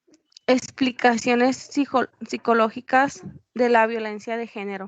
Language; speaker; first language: Spanish; native; Spanish